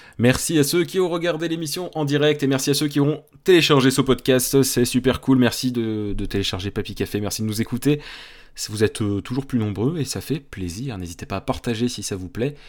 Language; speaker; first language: French; native; French